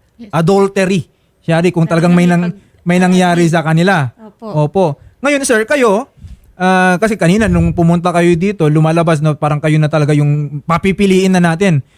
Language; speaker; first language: Filipino; native; Filipino